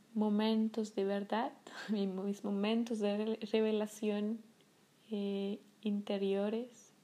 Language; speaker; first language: Spanish; non-native, fluent; French